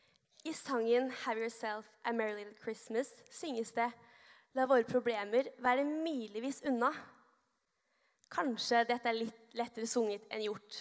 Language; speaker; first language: Norwegian; native; Norwegian